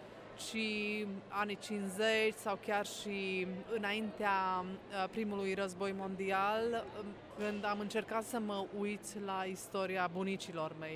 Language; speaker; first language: Romanian; non-native, local second language; Hungarian